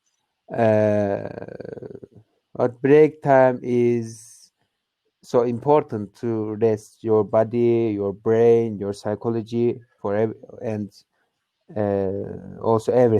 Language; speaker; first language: English; non-native, learner; Turkish